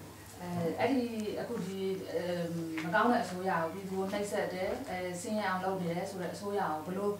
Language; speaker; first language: Dutch; non-native, learner; Burmese